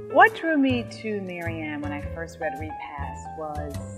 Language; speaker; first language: English; native; English